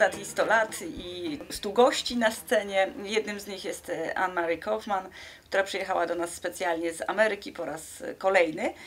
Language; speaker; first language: Polish; native; Polish